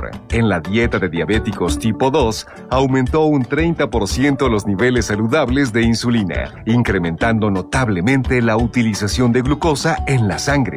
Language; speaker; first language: Spanish; native; Spanish